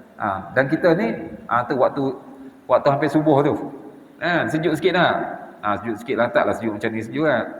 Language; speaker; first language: Malay; native; Malay